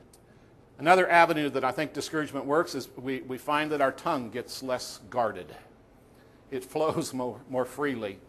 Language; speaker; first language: English; native; English